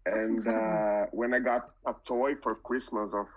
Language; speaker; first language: English; non-native, fluent; Portuguese